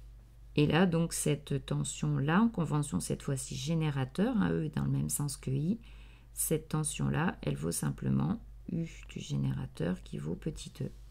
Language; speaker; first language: French; native; French